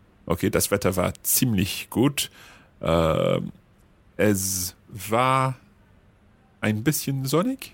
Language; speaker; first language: German; non-native, learner; English